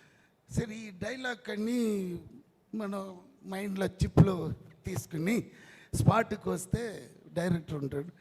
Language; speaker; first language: Telugu; non-native, learner; Tamil